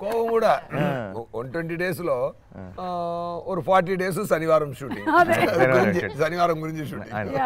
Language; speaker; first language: Telugu; non-native, learner; Tamil